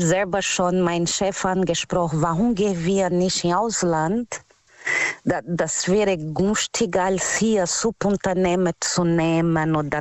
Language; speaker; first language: German; non-native, learner; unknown